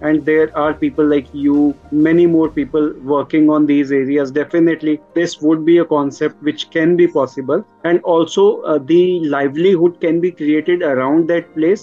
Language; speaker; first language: English; non-native, local second language; Hindi